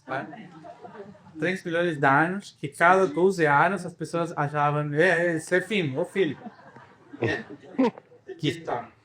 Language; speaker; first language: Portuguese; non-native, fluent; Spanish